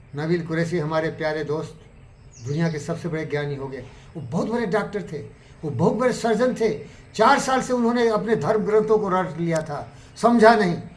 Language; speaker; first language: Hindi; native; Hindi